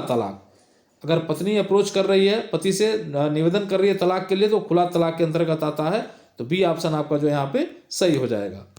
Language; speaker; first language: Hindi; native; Hindi